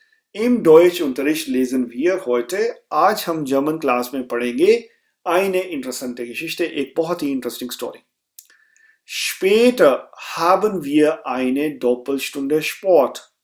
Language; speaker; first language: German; non-native, fluent; Urdu